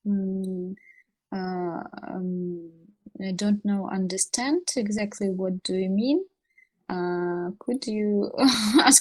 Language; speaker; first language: English; non-native, learner; Russian